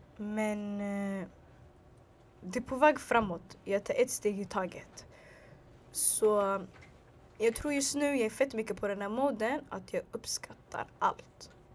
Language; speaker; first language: Swedish; early bilingual, other home language; Arabic